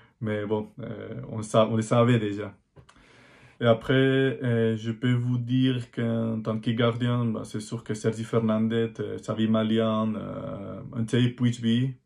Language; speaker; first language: French; non-native, fluent; Spanish